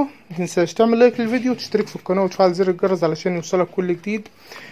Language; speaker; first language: Arabic; native; Arabic